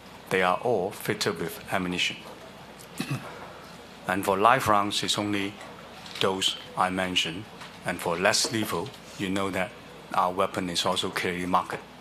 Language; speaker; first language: English; non-native, local second language; Cantonese